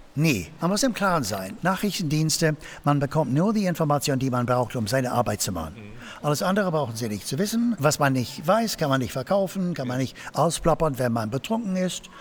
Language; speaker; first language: German; non-native, fluent; English